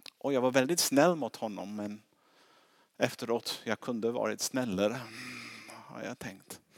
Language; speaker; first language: Swedish; non-native, fluent; English